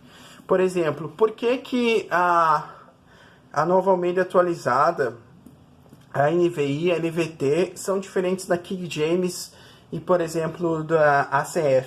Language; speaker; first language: Portuguese; native; Portuguese